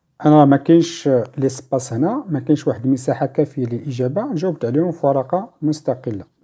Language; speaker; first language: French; non-native, local second language; Arabic